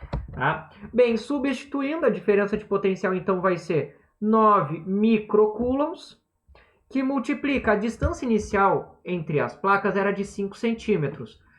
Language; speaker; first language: Portuguese; native; Portuguese